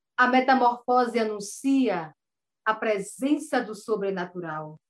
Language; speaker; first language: Portuguese; native; Portuguese